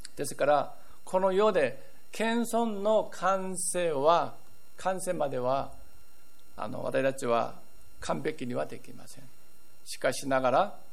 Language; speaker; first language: Japanese; non-native, fluent; Korean